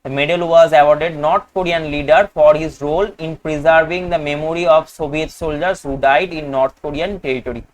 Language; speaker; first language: English; non-native, local second language; Bangla